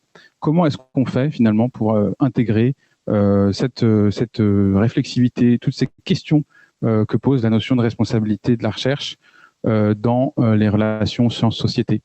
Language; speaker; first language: French; native; French